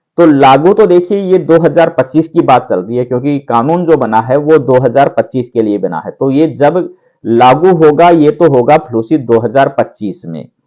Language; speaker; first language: Hindi; native; Hindi